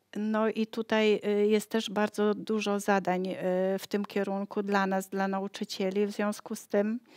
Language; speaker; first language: Polish; native; Polish